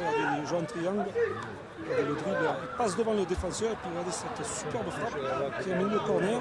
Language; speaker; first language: French; native; French